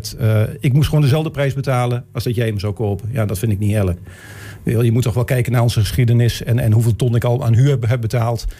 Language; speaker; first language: Dutch; native; Dutch